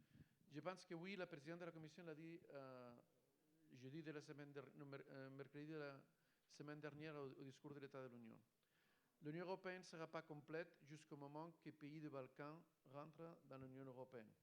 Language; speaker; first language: French; non-native, fluent; Spanish